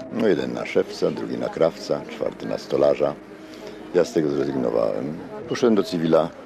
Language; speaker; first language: Polish; native; Polish